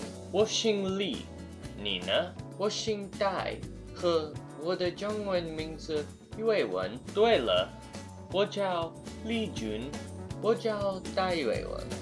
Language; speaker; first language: Chinese; non-native, learner; English